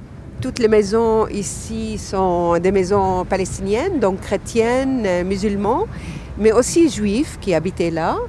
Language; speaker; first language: French; non-native, fluent; Arabic